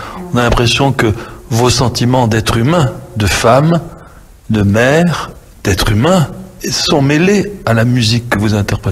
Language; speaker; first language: French; native; French